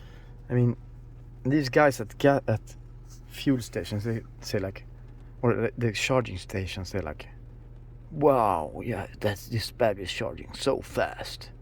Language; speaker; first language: English; non-native, fluent; Swedish